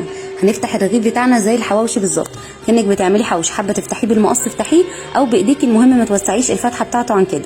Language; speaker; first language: Arabic; native; Arabic